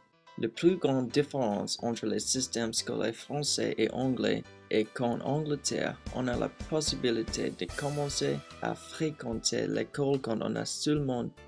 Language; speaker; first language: French; non-native, learner; English